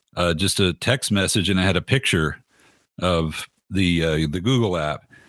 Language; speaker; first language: English; native; English